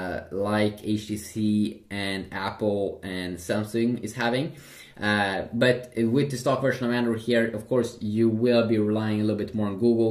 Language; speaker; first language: English; non-native, fluent; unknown